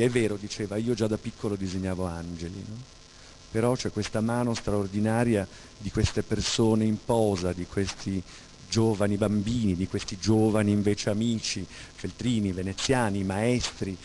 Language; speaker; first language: Italian; native; Italian